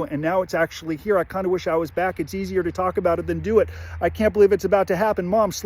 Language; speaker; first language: English; native; English